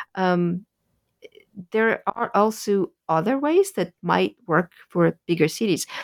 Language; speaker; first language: English; early bilingual, other home language; Russian